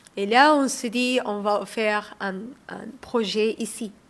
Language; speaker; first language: French; non-native, learner; Somali